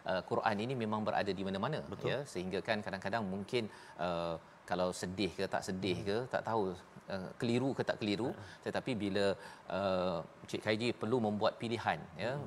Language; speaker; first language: Malay; native; Malay